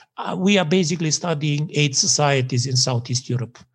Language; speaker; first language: English; non-native, fluent; Serbian